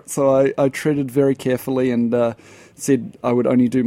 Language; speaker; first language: English; native; English